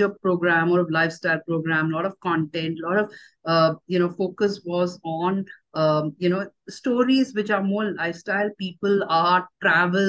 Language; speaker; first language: English; non-native, local second language; Tamil